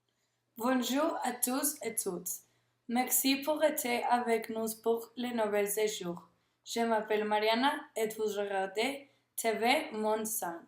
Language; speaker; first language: French; non-native, learner; Spanish